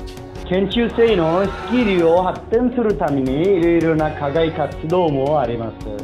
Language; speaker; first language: Japanese; non-native, learner; Bangla